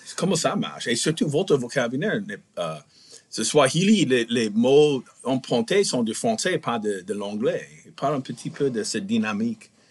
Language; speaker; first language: French; non-native, fluent; English